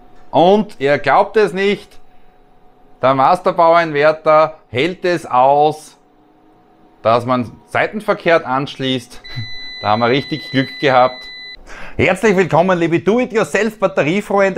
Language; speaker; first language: German; native; German